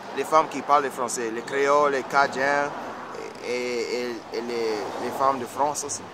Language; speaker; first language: French; non-native, learner; English